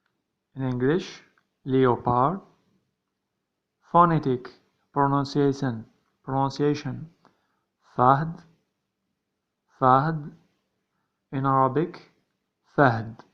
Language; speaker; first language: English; non-native, learner; Arabic